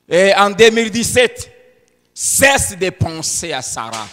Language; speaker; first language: French; non-native, local second language; Lingala